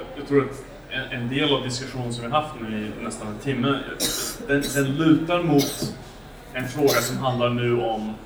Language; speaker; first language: Swedish; non-native, fluent; English